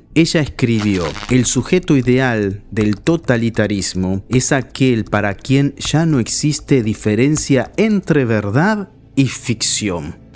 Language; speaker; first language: Spanish; native; Spanish